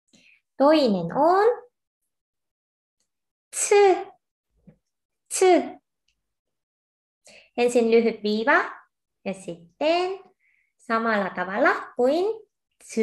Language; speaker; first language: Finnish; non-native, fluent; Korean